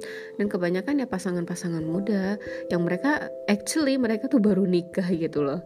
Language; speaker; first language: Indonesian; native; Indonesian